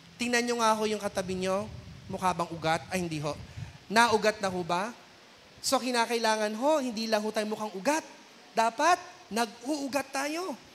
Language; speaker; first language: Filipino; native; Filipino